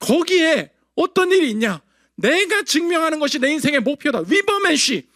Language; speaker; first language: Korean; native; Korean